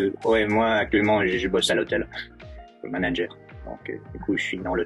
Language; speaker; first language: French; non-native, fluent; Russian